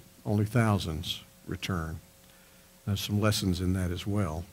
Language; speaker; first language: English; native; English